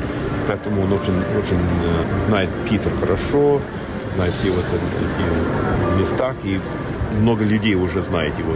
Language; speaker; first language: Russian; non-native, fluent; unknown